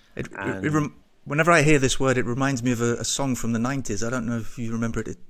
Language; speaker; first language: English; native; English